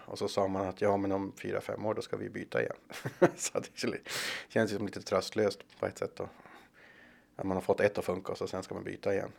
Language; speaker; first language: Swedish; native; Swedish